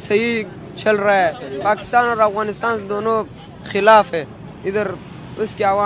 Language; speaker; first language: Hindi; non-native, learner; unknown